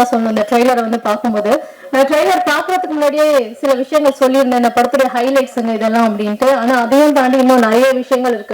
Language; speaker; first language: Tamil; native; Tamil